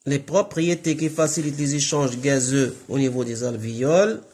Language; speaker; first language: French; non-native, local second language; Arabic